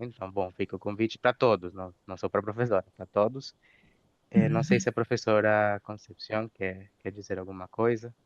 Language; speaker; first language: Portuguese; non-native, fluent; Spanish